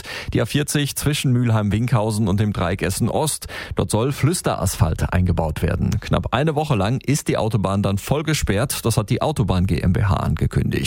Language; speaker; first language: German; native; German